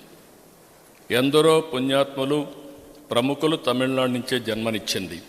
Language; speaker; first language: Telugu; native; Telugu